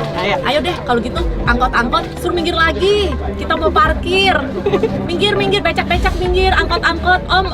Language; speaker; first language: Indonesian; native; Indonesian